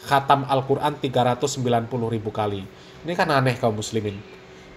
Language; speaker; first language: Indonesian; native; Indonesian